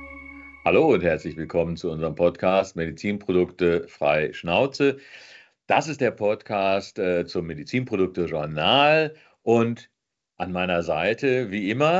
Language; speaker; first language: German; native; German